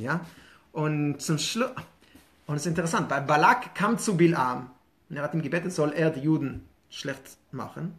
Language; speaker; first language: German; non-native, fluent; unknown